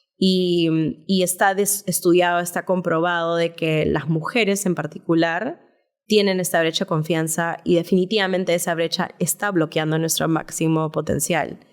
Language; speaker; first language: Spanish; early bilingual, heritage; Spanish